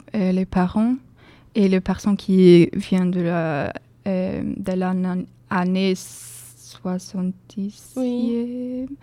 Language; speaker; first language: French; non-native, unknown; Swedish